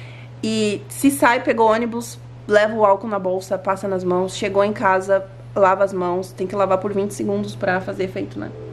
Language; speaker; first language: Portuguese; native; Portuguese